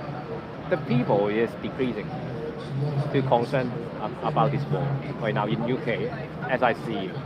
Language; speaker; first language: English; non-native, learner; Cantonese